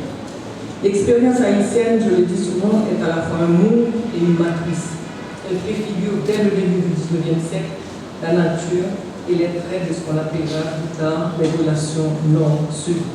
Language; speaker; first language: French; non-native, local second language; Haitian Creole